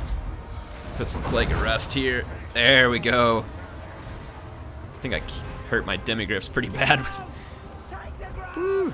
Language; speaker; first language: English; native; English